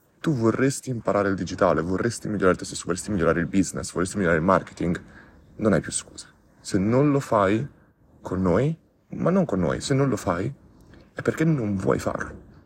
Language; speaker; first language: Italian; native; Italian